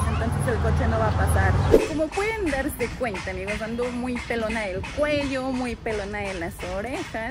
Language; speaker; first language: Spanish; native; Spanish